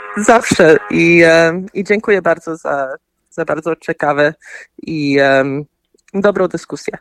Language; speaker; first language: Polish; early bilingual, heritage; Polish